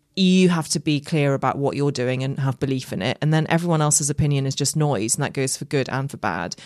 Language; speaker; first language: English; native; English